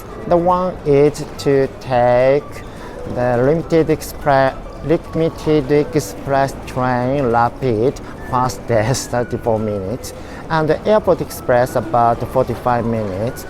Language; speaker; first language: English; non-native, learner; Japanese